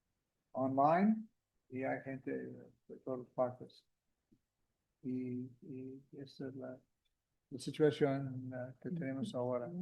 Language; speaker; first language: Spanish; non-native, fluent; English